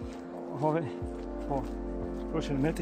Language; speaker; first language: Swedish; native; Swedish